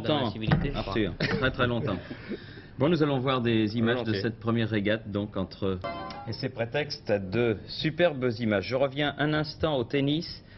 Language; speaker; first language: French; native; French